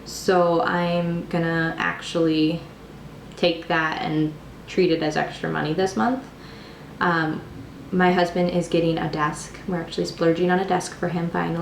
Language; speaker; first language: English; native; English